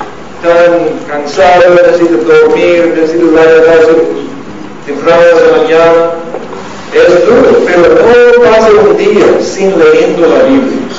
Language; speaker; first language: Spanish; non-native, learner; English